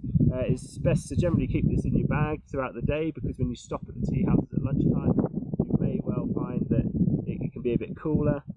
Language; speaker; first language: English; native; English